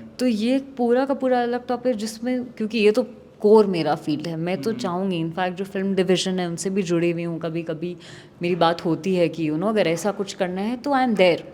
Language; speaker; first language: Hindi; native; Hindi